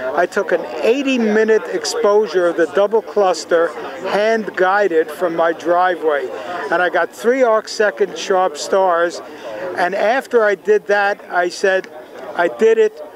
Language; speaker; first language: English; native; English